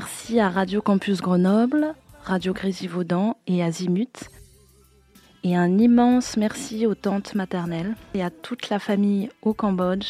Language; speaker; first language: French; early bilingual, other home language; Khmer